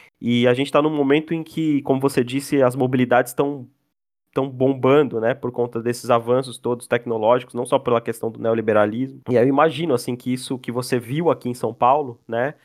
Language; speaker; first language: Portuguese; native; Portuguese